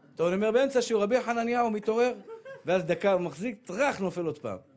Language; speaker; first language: Hebrew; native; Hebrew